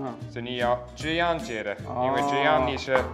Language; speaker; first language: Chinese; non-native, learner; German